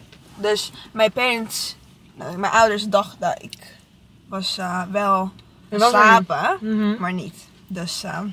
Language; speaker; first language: Dutch; non-native, learner; Italian